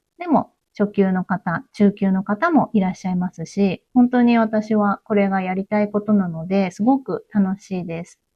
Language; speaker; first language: Japanese; native; Japanese